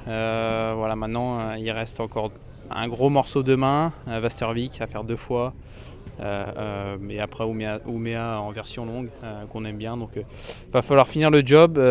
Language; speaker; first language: French; native; French